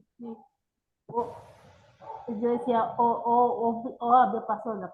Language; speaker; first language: Spanish; native; Spanish